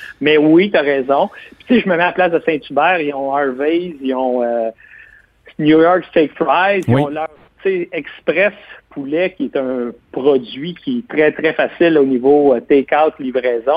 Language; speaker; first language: French; native; French